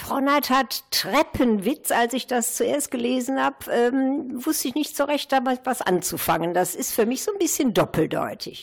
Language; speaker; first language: German; native; German